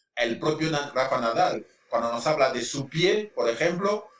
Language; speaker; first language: Spanish; non-native, fluent; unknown